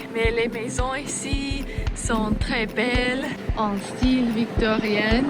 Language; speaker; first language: French; non-native, learner; English